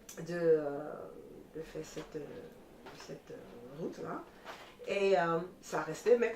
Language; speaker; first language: French; non-native, fluent; English